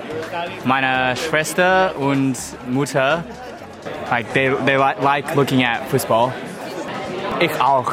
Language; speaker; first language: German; non-native, learner; English